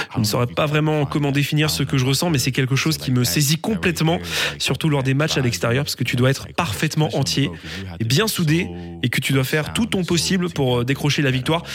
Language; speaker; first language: French; non-native, fluent; English